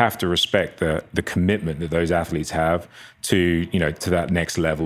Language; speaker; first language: English; native; English